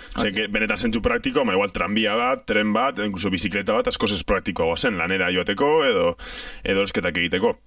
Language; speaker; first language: Basque; native; Basque